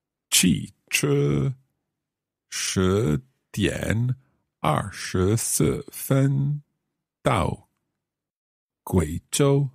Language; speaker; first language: Chinese; non-native, learner; English